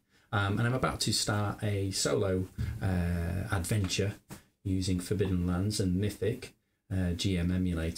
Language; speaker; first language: English; native; English